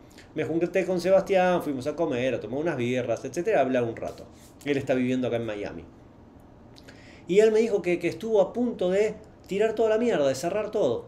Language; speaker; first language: Spanish; native; Spanish